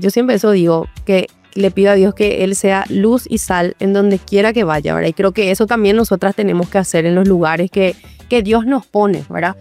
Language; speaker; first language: Spanish; native; Spanish